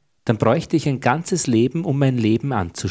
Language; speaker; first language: German; native; German